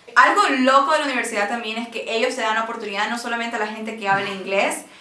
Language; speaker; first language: Spanish; native; Spanish